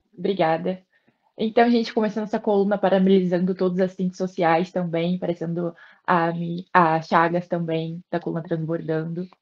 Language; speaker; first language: Portuguese; native; Portuguese